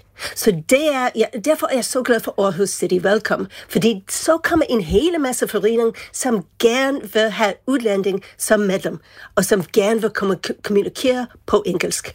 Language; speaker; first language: Danish; non-native, fluent; English